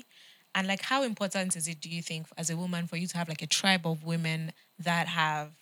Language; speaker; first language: English; non-native, local second language; Yoruba